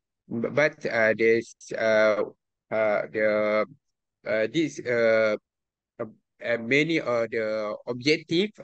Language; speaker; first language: English; non-native, local second language; Malay